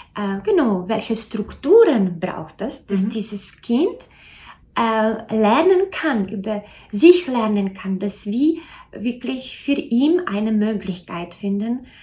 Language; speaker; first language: German; non-native, learner; Czech